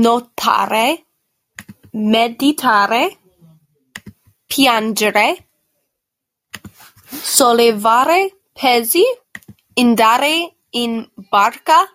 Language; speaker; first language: Italian; non-native, learner; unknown